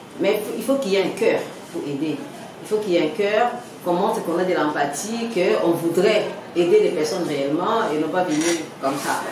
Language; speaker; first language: French; non-native, local second language; Lingala